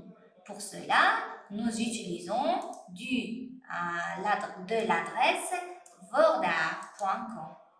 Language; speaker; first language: French; non-native, fluent; Uzbek